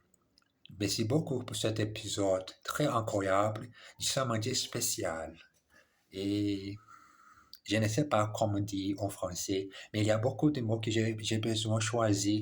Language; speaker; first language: French; non-native, learner; English